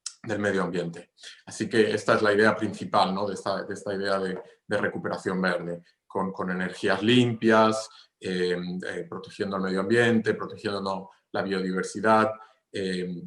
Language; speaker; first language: Spanish; non-native, fluent; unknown